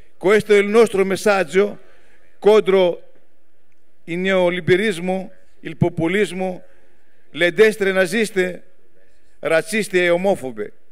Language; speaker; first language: Italian; non-native, fluent; Greek